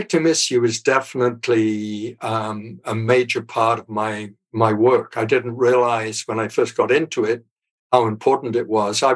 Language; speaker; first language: English; native; English